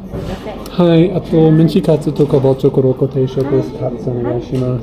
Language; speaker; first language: Japanese; non-native, fluent; English